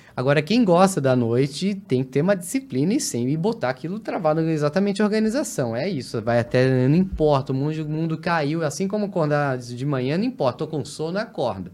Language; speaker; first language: Portuguese; native; Portuguese